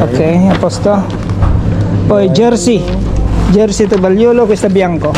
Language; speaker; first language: Italian; non-native, learner; Filipino